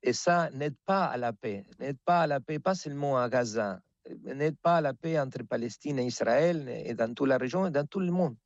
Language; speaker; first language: French; non-native, fluent; Spanish